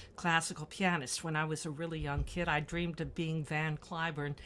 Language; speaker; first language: English; native; English